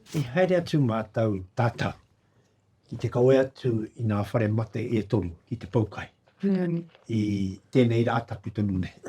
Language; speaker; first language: Māori; native; Māori